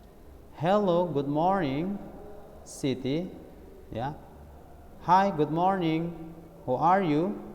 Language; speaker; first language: English; non-native, learner; Indonesian